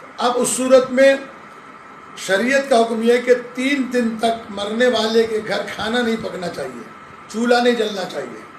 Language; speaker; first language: Urdu; non-native, local second language; Sindhi